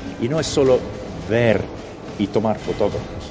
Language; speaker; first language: Spanish; non-native, fluent; English